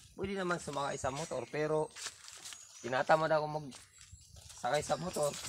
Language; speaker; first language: Filipino; non-native, local second language; Waray